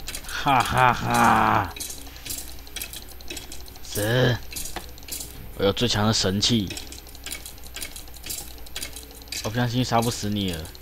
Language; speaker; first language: Chinese; native; Chinese